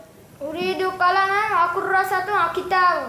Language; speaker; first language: Arabic; non-native, learner; Bangla